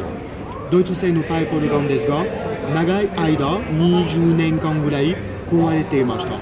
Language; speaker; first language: Japanese; non-native, fluent; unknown